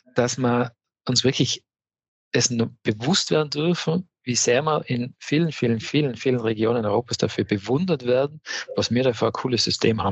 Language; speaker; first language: German; native; German